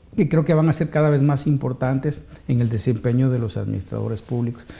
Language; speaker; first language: Spanish; native; Spanish